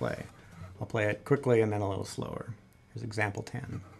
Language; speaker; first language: English; native; English